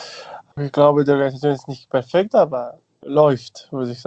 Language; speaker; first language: German; non-native, learner; Spanish